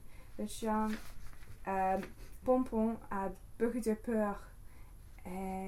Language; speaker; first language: French; non-native, learner; English